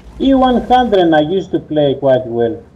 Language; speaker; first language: English; non-native, learner; Greek